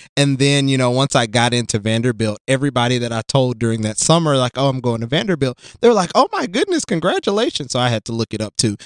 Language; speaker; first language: English; native; English